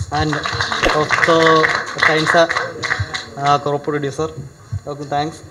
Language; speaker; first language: Tamil; non-native, learner; Malayalam